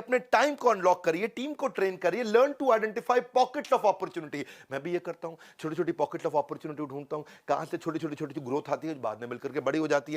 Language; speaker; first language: Hindi; native; Hindi